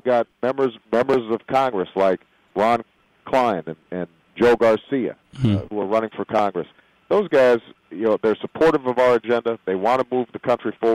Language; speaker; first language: English; native; English